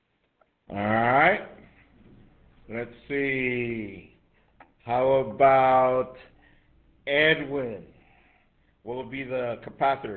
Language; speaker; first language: English; native; English